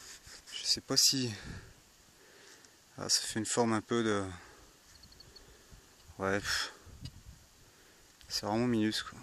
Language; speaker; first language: French; native; French